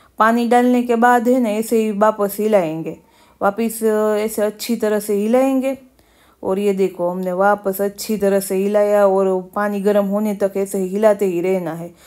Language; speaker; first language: Hindi; non-native, local second language; Gujarati